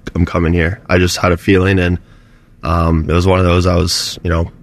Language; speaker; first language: English; native; English